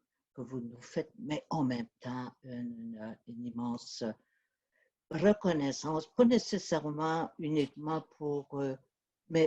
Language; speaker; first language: French; native; French